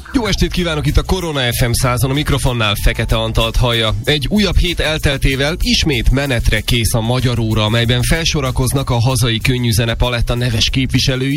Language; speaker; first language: Hungarian; native; Hungarian